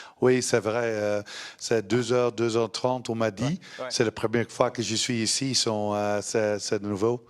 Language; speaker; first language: French; non-native, learner; Dutch